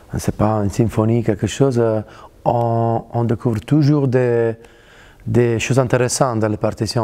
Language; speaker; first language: French; non-native, fluent; Italian